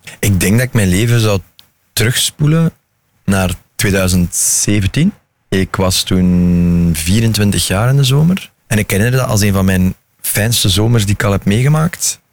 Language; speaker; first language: Dutch; native; Dutch